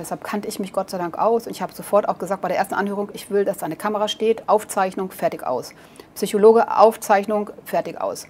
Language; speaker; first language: German; native; German